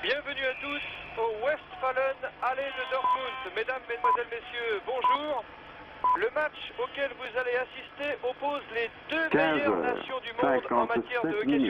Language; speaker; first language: French; native; French